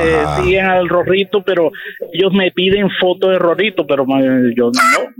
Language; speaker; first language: Spanish; native; Spanish